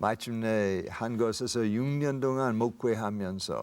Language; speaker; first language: Korean; non-native, fluent; English